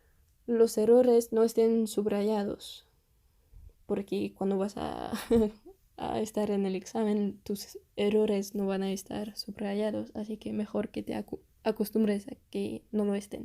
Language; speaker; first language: Spanish; non-native, fluent; French